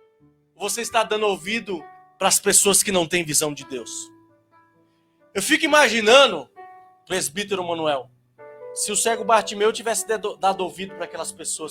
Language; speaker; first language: Portuguese; native; Portuguese